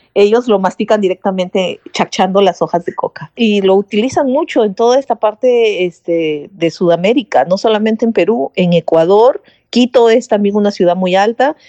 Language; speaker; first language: Spanish; native; Spanish